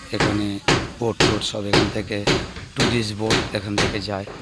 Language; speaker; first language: Bangla; native; Bangla